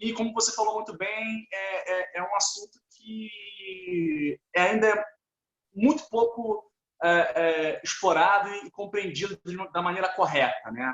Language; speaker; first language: Portuguese; native; Portuguese